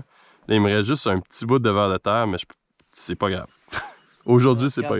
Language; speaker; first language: French; native; French